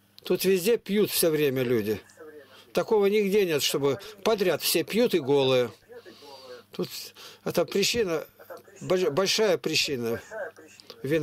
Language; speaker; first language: Russian; native; Russian